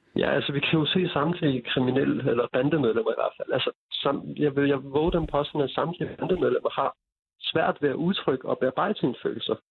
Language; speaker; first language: Danish; early bilingual, other home language; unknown